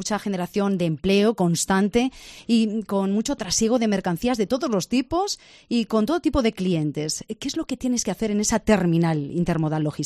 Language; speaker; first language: Spanish; native; Spanish